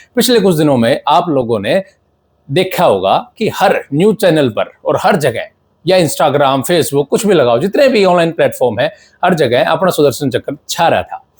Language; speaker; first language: Hindi; native; Hindi